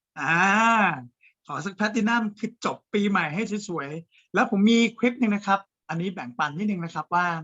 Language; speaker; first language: Thai; native; Thai